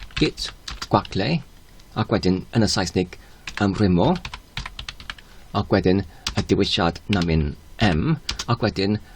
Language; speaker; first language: Welsh; non-native, learner; Polish